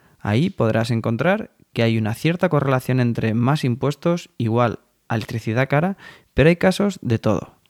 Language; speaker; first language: Spanish; native; Spanish